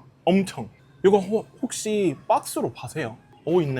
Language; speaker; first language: Korean; non-native, fluent; English